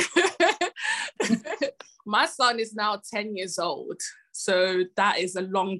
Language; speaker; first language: English; non-native, fluent; Italian